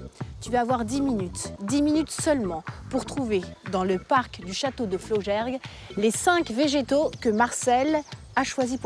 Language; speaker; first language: French; native; French